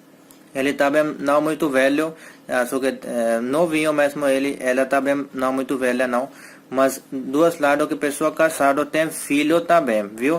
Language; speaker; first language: Portuguese; non-native, learner; Hindi